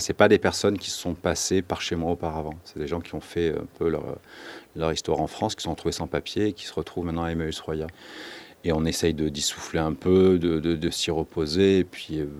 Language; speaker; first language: French; native; French